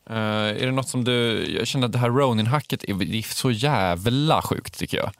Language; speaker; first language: Swedish; native; Swedish